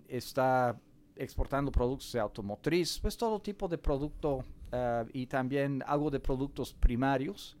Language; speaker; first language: Spanish; non-native, fluent; English